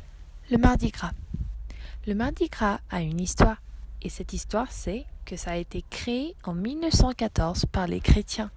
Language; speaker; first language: French; non-native, fluent; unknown